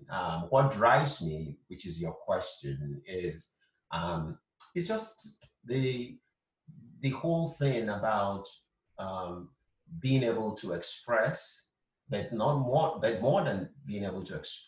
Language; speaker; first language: English; non-native, local second language; Igbo